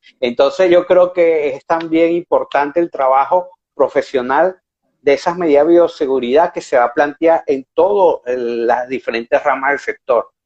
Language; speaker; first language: Spanish; native; Spanish